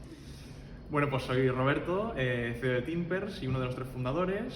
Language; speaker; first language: Spanish; native; Spanish